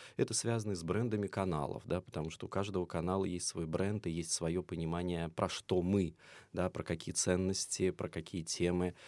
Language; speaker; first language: Russian; native; Russian